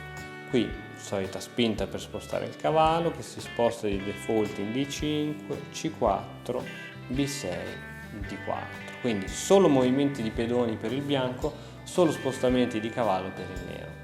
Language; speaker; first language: Italian; native; Italian